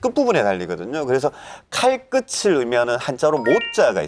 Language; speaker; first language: Korean; native; Korean